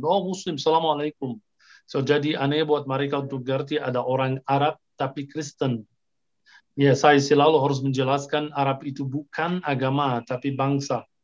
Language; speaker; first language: Indonesian; non-native, fluent; Arabic